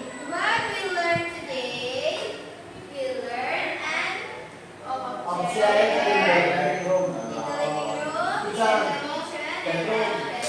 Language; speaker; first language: English; non-native, learner; Indonesian